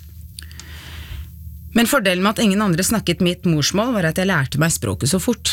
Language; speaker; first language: Norwegian; early bilingual, other home language; Arabic